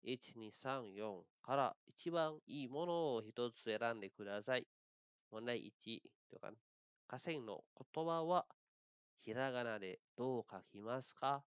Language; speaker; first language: Japanese; non-native, local second language; Indonesian